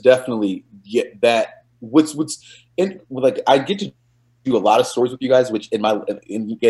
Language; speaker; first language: English; native; English